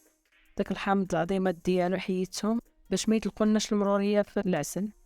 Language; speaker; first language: Arabic; native; Arabic